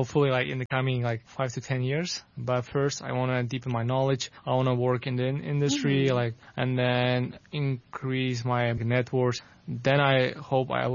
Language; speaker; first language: English; non-native, fluent; Tajik